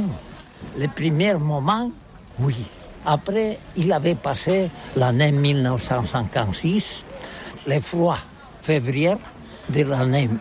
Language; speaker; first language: French; non-native, learner; Catalan